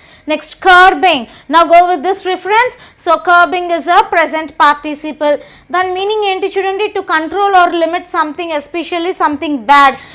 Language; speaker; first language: English; non-native, local second language; Telugu